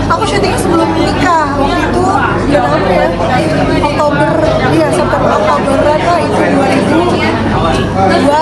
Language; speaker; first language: Indonesian; native; Indonesian